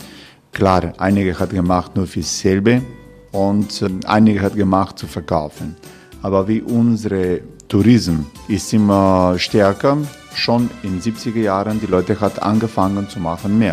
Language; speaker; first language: German; non-native, fluent; Croatian